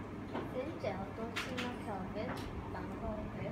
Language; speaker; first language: Vietnamese; non-native, learner; Korean